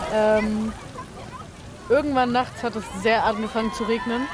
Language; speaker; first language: German; native; German